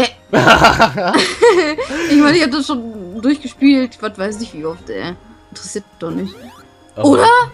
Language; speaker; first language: German; native; German